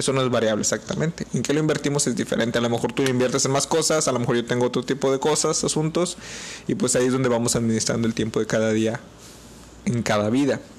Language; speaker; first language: Spanish; native; Spanish